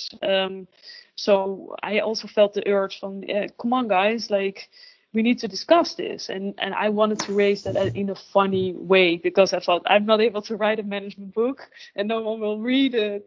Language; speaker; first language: English; non-native, fluent; Dutch